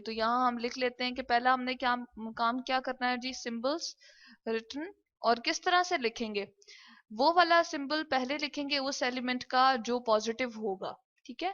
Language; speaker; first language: Hindi; non-native, local second language; Punjabi